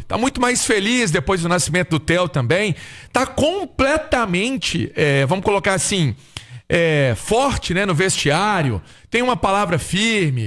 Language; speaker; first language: Portuguese; native; Portuguese